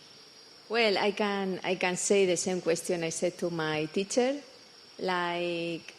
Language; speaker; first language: English; non-native, fluent; Spanish